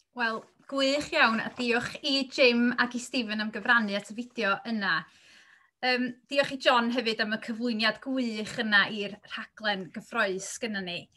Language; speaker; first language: Welsh; native; Welsh